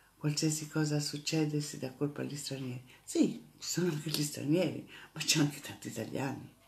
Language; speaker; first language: Italian; native; Italian